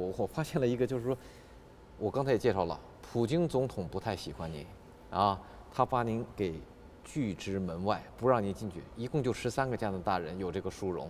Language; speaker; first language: Chinese; native; Chinese